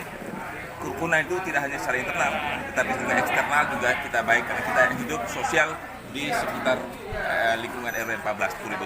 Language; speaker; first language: Indonesian; native; Indonesian